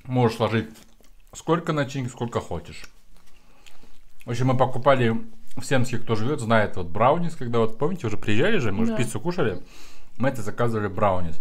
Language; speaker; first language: Russian; native; Russian